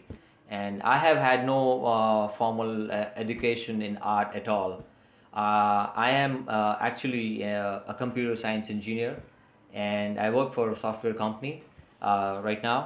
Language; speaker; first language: English; native; English